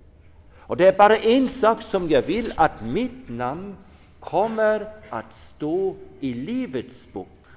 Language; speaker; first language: Swedish; non-native, fluent; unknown